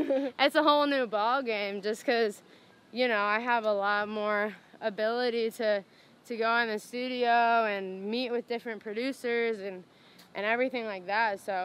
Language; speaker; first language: English; native; English